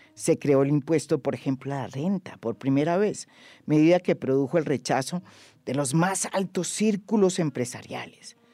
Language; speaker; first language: Spanish; native; Spanish